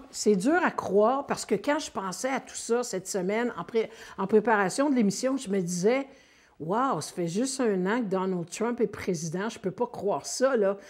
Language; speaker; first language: French; native; French